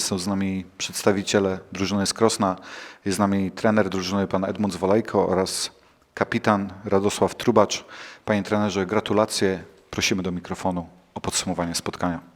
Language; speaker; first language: Polish; native; Polish